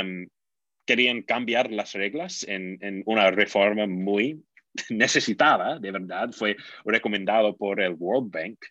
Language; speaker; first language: Spanish; non-native, fluent; English